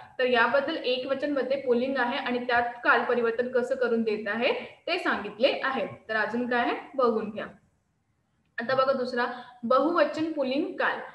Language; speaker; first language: Marathi; non-native, local second language; Hindi